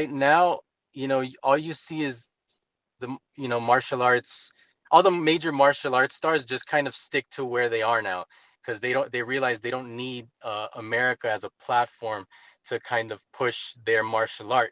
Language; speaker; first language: English; native; English